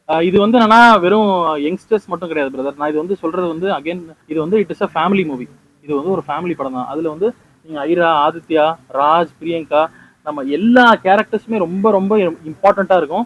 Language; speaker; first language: Tamil; native; Tamil